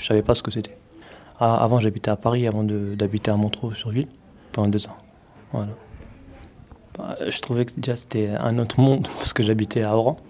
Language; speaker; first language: French; early bilingual, other home language; Arabic